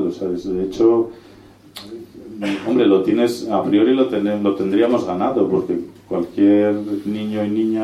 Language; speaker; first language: Spanish; native; Spanish